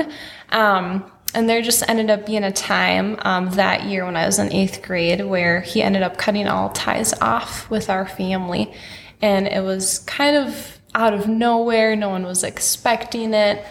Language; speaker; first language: English; native; English